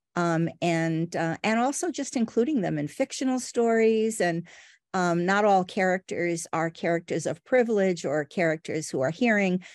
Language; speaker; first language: English; early bilingual, other home language; Portuguese